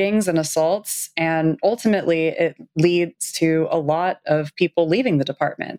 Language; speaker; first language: English; native; English